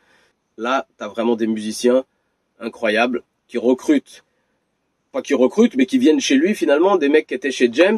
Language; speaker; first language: French; native; French